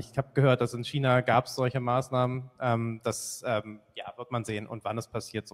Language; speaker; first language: German; native; German